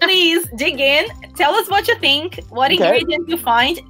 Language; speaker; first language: English; non-native, fluent; Portuguese